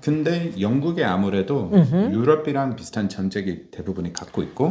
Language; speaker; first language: Korean; non-native, fluent; English